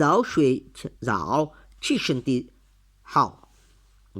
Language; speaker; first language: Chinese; non-native, learner; Malay